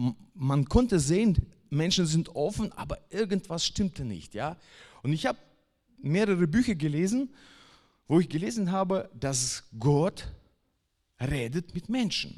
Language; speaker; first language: German; non-native, fluent; Russian